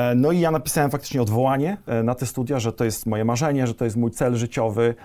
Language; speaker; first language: Polish; native; Polish